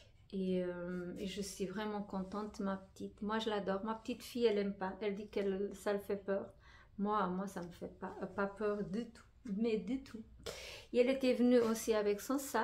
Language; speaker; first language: French; non-native, fluent; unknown